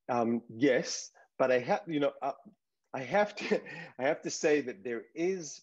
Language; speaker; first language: English; early bilingual, other home language; Hebrew